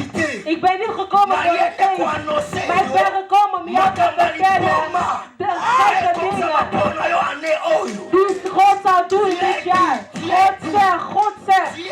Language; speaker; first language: Dutch; non-native, fluent; Lingala